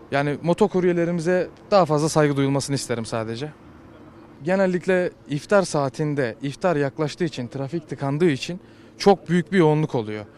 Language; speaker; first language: Turkish; native; Turkish